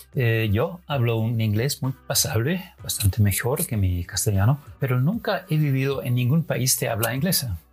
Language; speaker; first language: Spanish; non-native, fluent; Dutch